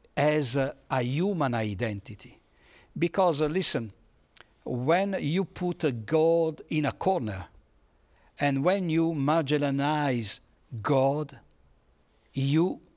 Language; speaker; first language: English; non-native, fluent; Italian